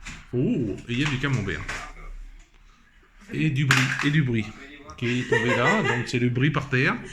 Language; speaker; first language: French; native; French